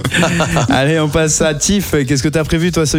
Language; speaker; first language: French; native; French